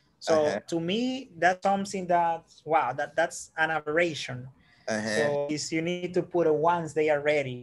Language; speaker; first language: English; non-native, learner; Spanish